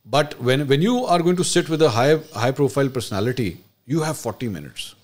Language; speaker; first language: English; non-native, local second language; Urdu